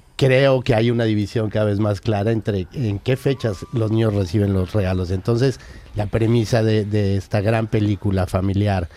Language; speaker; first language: Spanish; native; Spanish